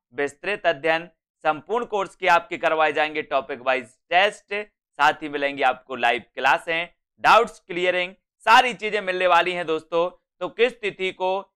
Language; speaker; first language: Hindi; native; Hindi